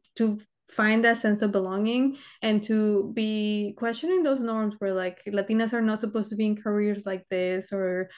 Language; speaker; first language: English; early bilingual, other home language; Spanish